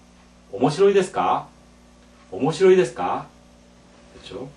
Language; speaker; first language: Japanese; non-native, fluent; Korean